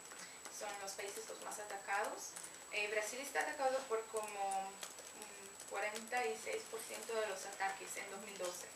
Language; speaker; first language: Spanish; non-native, fluent; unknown